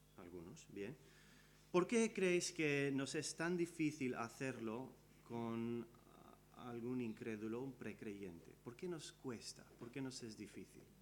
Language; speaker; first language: Spanish; early bilingual, other home language; English